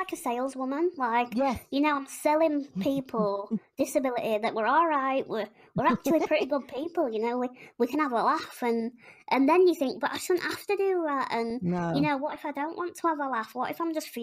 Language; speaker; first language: English; native; English